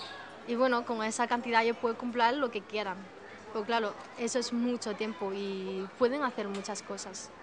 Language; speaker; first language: Spanish; non-native, fluent; Chinese